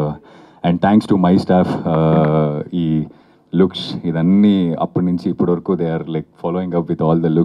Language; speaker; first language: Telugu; non-native, fluent; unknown